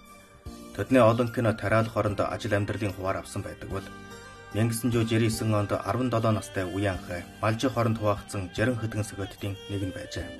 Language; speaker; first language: Mongolian; native; Mongolian